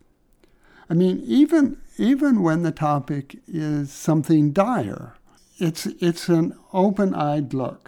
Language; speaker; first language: English; native; English